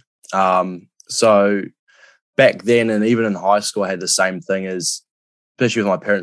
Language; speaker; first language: English; native; English